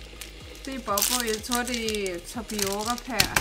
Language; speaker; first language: Danish; non-native, learner; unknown